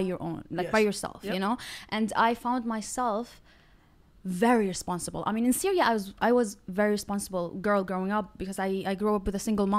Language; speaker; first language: English; non-native, fluent; Arabic